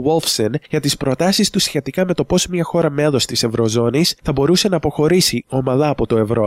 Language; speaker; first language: Greek; native; Greek